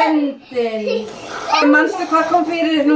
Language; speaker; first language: Icelandic; non-native, fluent; Danish